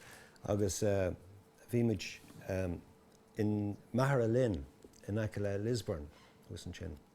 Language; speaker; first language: Irish; non-native, local second language; English